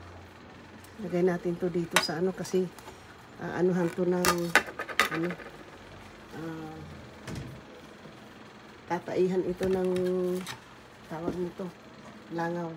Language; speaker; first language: Filipino; non-native, local second language; Cebuano